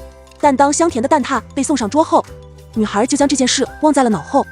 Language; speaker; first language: Chinese; native; Chinese